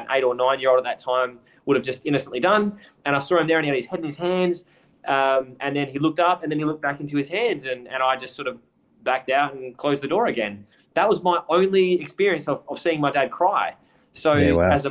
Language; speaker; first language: English; native; English